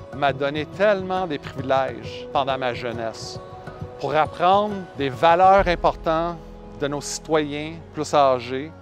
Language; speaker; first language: French; non-native, local second language; English